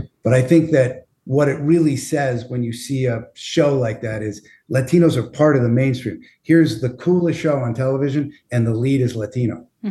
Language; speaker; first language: English; native; English